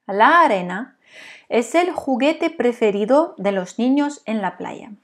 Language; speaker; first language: Spanish; non-native, fluent; Russian